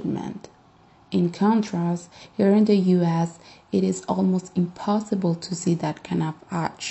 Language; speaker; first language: English; non-native, fluent; Spanish